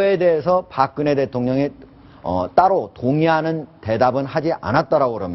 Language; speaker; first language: Korean; native; Korean